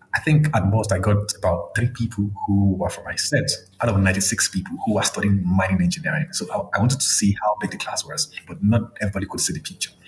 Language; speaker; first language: English; non-native, local second language; Yoruba